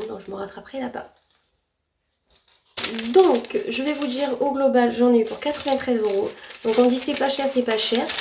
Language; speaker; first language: French; native; French